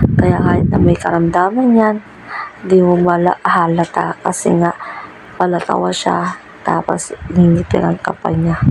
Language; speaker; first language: Filipino; non-native, local second language; Pampanga